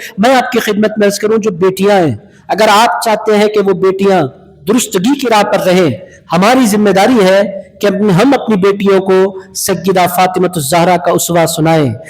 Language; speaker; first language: Urdu; native; Urdu